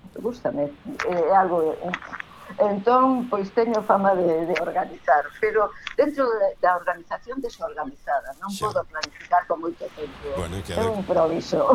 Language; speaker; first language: Galician; non-native, local second language; Spanish